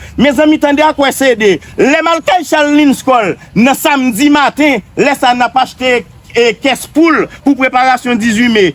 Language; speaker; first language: Haitian Creole; native; Haitian Creole